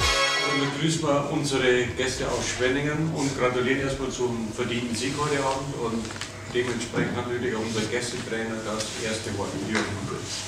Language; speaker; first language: German; native; German